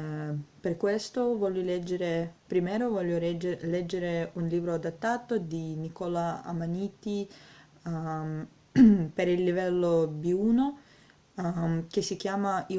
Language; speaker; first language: Italian; non-native, learner; Russian